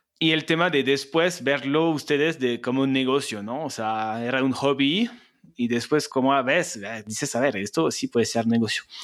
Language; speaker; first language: Spanish; non-native, fluent; French